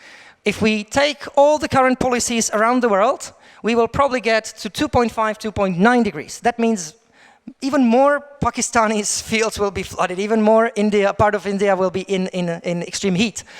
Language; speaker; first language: English; non-native, fluent; Czech